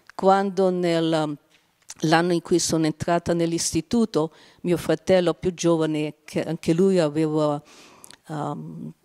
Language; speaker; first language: Italian; non-native, fluent; Slovenian